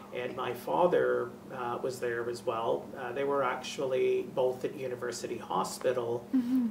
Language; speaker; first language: English; native; English